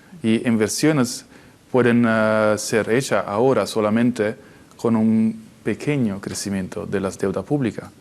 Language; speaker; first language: Spanish; non-native, fluent; Italian